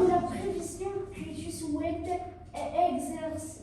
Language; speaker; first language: French; non-native, learner; Arabic